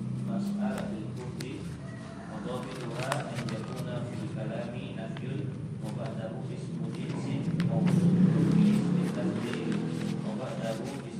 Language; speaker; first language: Arabic; non-native, learner; Indonesian